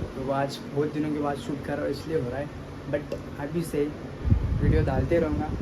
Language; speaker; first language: Hindi; non-native, local second language; Marathi